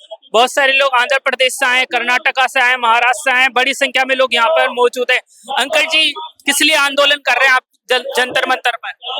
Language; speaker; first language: Hindi; native; Hindi